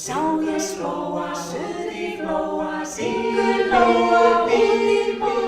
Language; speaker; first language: Icelandic; native; Icelandic